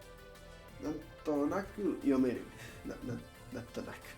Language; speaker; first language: Japanese; non-native, learner; Spanish